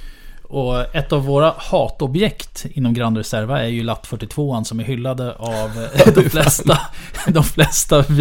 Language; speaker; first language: Swedish; native; Swedish